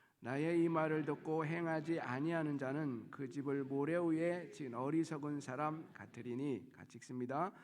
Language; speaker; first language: Korean; native; Korean